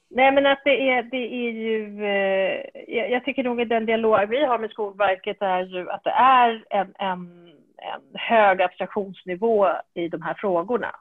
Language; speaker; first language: Swedish; early bilingual, other home language; Kurdish